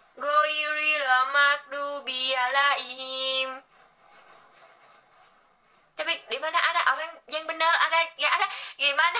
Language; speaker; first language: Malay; non-native, learner; Vietnamese